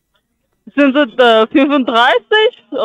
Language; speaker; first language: German; non-native, learner; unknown